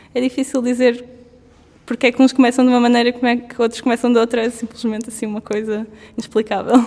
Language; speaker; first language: Portuguese; native; Portuguese